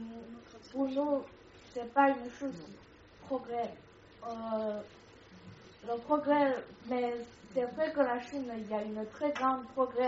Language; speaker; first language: French; non-native, learner; Chinese